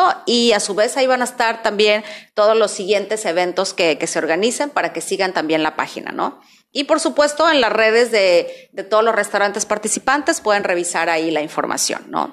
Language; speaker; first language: Spanish; native; Spanish